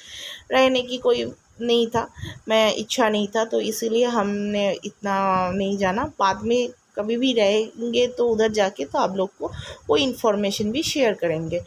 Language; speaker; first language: Hindi; non-native, local second language; Bangla